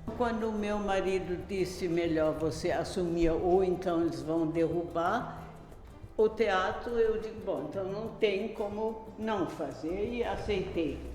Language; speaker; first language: Portuguese; non-native, fluent; German